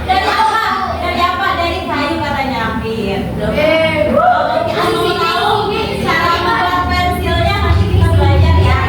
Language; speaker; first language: Indonesian; native; Indonesian